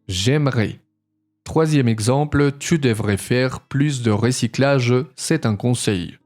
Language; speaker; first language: French; non-native, fluent; Spanish